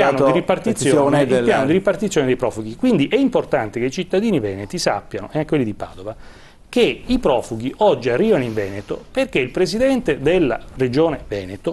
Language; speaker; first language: Italian; native; Italian